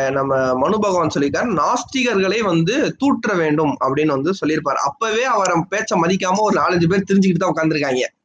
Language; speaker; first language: Tamil; non-native, local second language; Telugu